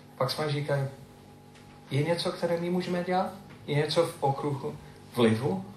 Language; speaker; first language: Czech; non-native, fluent; English